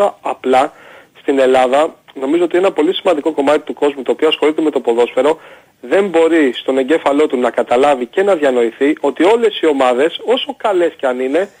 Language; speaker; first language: Greek; native; Greek